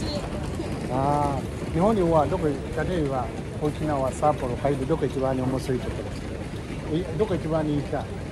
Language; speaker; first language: Japanese; non-native, learner; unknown